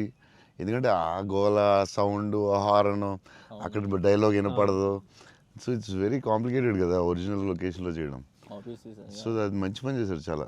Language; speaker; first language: Telugu; native; Telugu